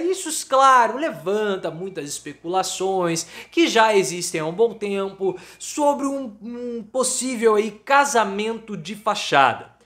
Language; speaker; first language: Portuguese; native; Portuguese